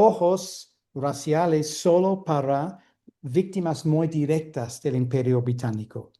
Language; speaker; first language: Spanish; non-native, fluent; English